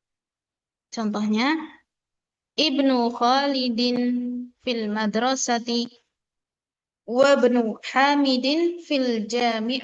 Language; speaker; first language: Arabic; non-native, fluent; Indonesian